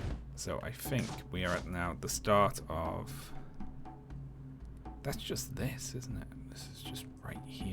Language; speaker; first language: English; native; English